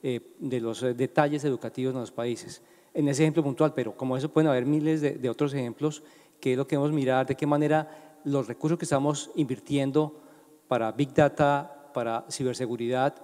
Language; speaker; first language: Spanish; native; Spanish